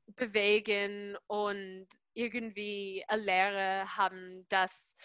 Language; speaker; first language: German; non-native, fluent; English